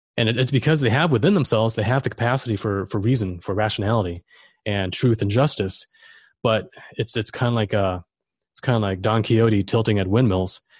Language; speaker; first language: English; non-native, fluent; German